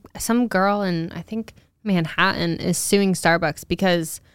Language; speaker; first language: English; native; English